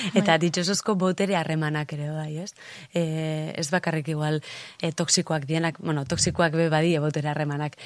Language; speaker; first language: Basque; native; Basque